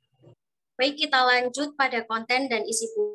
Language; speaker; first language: Indonesian; native; Indonesian